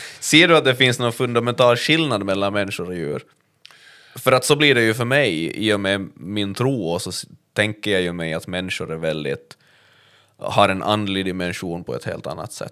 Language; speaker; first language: Swedish; native; Swedish